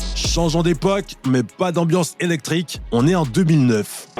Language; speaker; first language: French; native; French